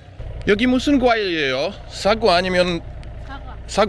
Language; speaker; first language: Korean; non-native, learner; English